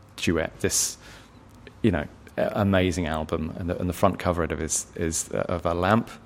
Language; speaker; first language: English; native; English